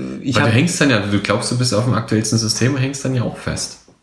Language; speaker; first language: German; native; German